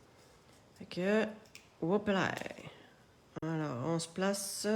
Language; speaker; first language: French; native; French